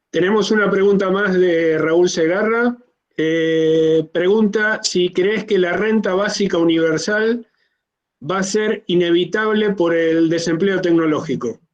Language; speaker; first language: Spanish; native; Spanish